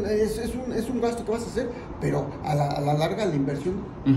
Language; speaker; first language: Spanish; native; Spanish